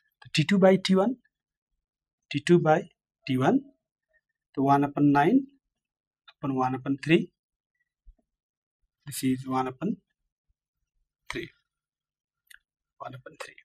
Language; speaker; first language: English; non-native, local second language; Nepali